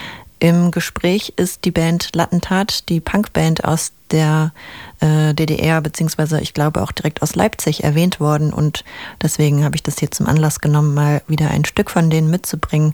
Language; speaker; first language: German; native; German